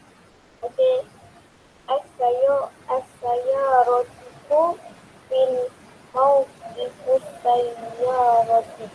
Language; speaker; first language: Arabic; non-native, learner; Malay